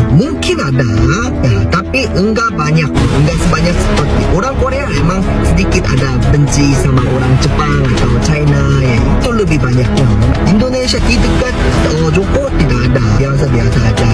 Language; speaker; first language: Indonesian; non-native, fluent; Korean